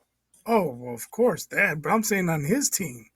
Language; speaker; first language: English; native; English